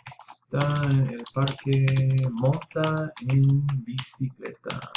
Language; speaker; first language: Spanish; non-native, learner; English